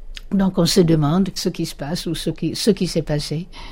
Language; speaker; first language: French; non-native, fluent; English